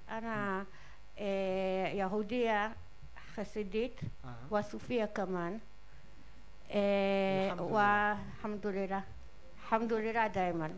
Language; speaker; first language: Arabic; non-native, learner; Hebrew